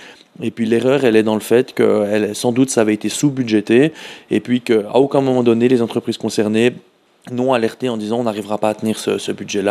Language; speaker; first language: French; native; French